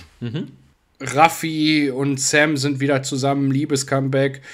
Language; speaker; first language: German; native; German